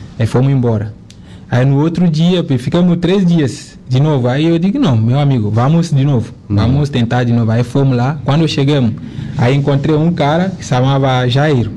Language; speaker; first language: Portuguese; non-native, fluent; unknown